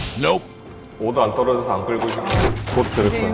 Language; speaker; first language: Korean; native; Korean